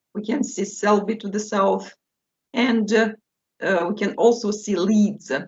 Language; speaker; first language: English; non-native, fluent; Russian